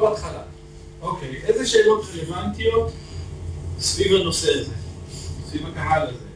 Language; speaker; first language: Hebrew; native; Hebrew